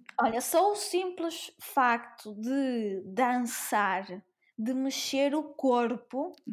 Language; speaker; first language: Portuguese; early bilingual, other home language; Spanish